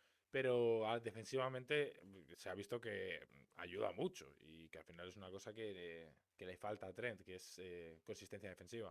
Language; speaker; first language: Spanish; native; Spanish